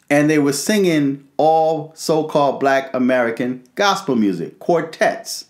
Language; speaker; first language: English; native; English